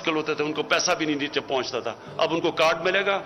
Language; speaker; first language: Urdu; native; Urdu